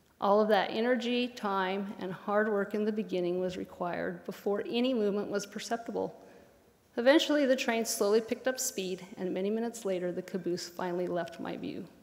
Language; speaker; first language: English; native; English